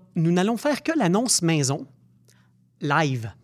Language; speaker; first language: French; native; French